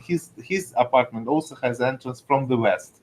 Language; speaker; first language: English; non-native, fluent; Russian